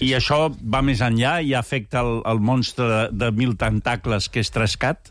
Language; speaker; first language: Catalan; native; Catalan